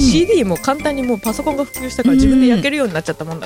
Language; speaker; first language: Japanese; native; Japanese